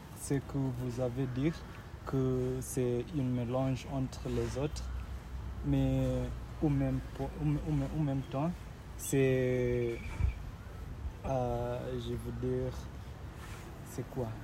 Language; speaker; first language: French; non-native, learner; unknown